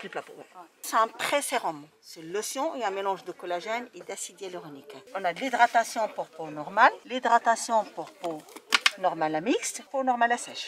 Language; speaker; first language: French; native; French